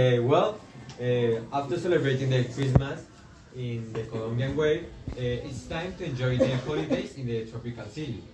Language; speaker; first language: English; non-native, learner; Spanish